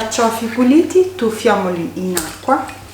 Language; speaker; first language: Italian; native; Italian